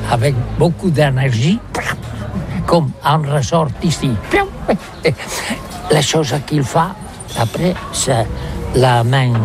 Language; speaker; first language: French; non-native, learner; Catalan